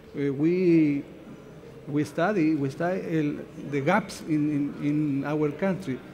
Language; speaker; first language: English; non-native, learner; Spanish